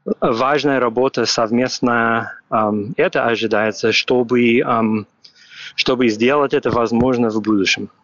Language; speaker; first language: Russian; non-native, fluent; English